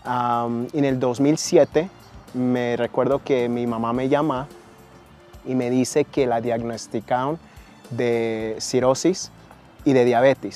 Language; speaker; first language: Spanish; early bilingual, heritage; Spanish